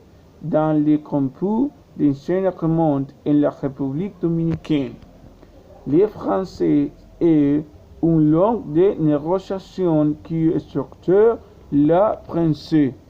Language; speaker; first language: French; non-native, learner; Spanish